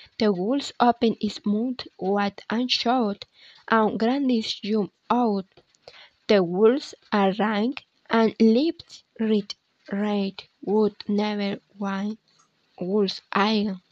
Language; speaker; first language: English; non-native, learner; Spanish